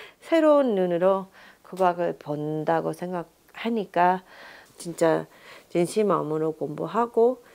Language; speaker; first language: Korean; non-native, fluent; English